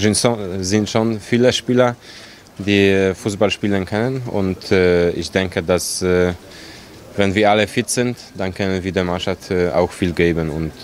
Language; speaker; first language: German; non-native, fluent; Polish